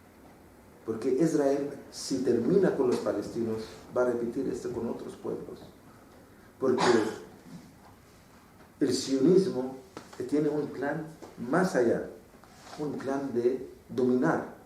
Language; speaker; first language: Spanish; non-native, fluent; Arabic